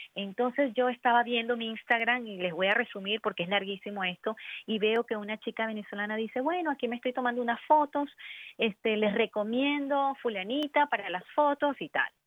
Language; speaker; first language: Spanish; native; Spanish